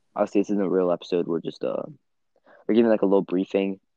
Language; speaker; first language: English; early bilingual, other home language; Italian